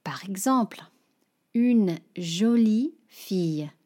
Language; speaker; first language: French; non-native, fluent; English